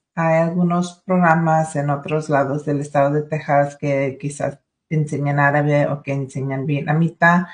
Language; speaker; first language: Spanish; early bilingual, other home language; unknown